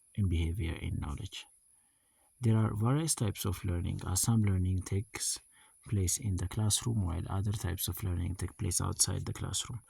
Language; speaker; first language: English; non-native, local second language; Amharic